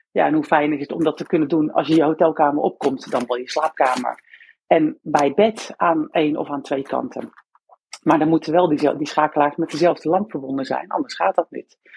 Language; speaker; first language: Dutch; native; Dutch